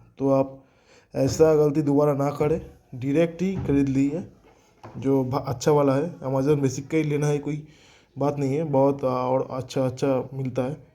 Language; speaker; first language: Hindi; non-native, local second language; Bangla